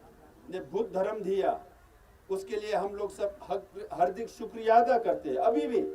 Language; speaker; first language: Hindi; non-native, fluent; Tibetan